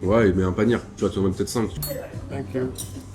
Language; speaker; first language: French; native; French